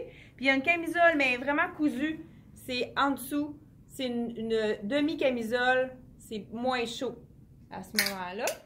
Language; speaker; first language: French; native; French